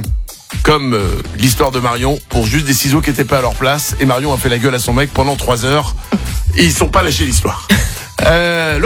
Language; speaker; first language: French; native; French